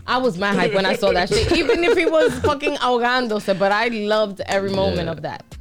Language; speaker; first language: English; early bilingual, other home language; Spanish